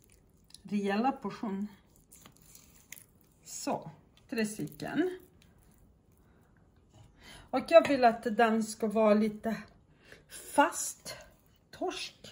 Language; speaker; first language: Swedish; non-native, fluent; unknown